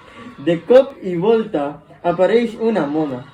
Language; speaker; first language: Catalan; non-native, learner; Spanish